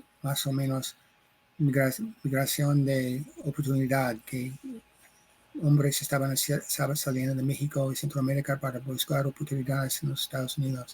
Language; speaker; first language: Spanish; non-native, fluent; English